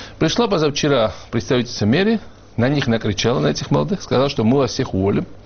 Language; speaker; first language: Russian; non-native, local second language; Georgian